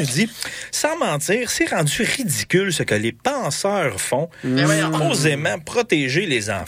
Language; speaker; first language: French; native; French